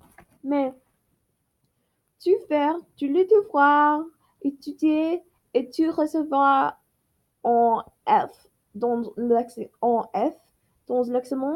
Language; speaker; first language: French; non-native, learner; English